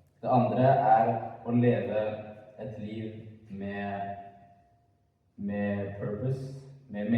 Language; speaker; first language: Norwegian; early bilingual, other home language; Amharic